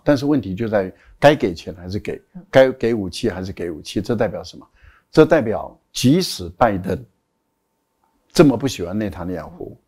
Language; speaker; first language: Chinese; native; Chinese